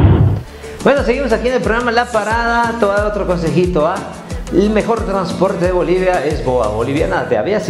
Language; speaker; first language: Spanish; native; Spanish